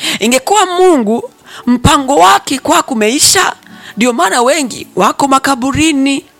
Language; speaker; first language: Swahili; non-native, local second language; Rundi